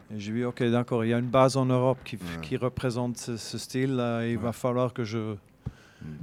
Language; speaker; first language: French; native; French